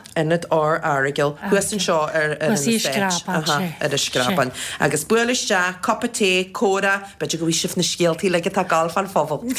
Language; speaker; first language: Irish; native; Irish